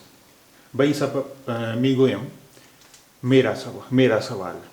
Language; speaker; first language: Persian; non-native, fluent; Urdu